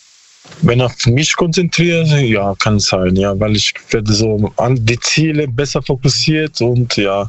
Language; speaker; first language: German; non-native, learner; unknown